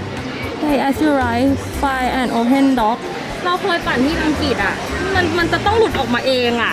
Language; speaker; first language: Thai; native; Thai